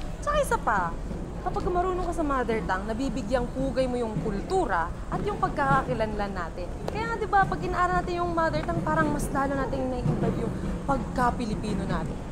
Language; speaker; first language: Filipino; non-native, local second language; Iloko